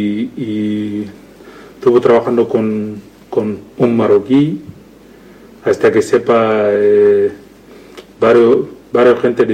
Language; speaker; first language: Spanish; non-native, learner; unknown